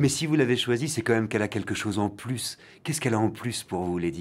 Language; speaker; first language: French; native; French